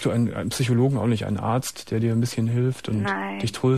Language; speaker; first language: German; native; German